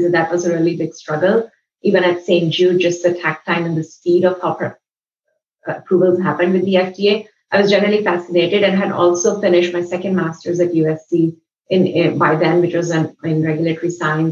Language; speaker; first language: English; non-native, local second language; Hindi